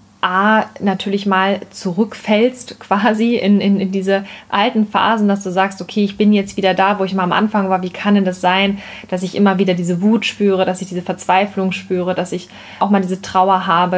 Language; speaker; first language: German; native; German